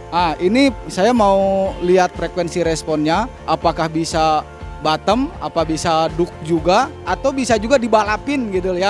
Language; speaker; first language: Indonesian; native; Indonesian